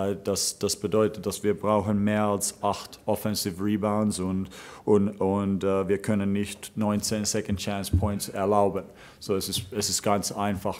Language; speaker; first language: German; non-native, fluent; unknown